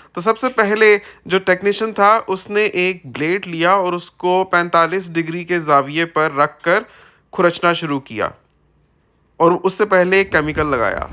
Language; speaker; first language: Urdu; native; Urdu